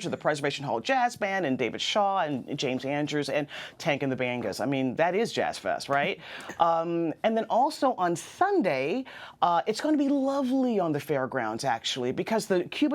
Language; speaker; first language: English; native; English